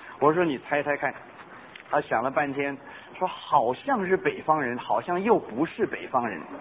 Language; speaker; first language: Chinese; non-native, local second language; Cantonese